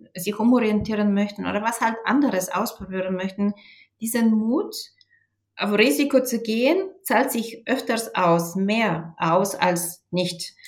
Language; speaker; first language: German; non-native, fluent; Bulgarian